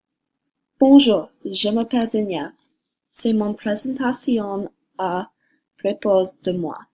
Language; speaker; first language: French; non-native, learner; English